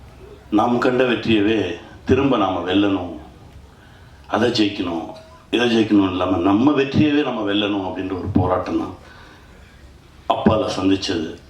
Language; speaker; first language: Tamil; native; Tamil